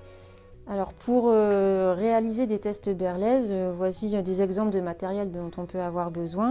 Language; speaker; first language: French; native; French